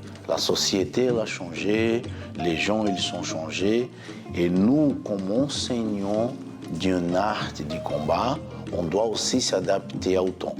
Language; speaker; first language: French; non-native, fluent; Portuguese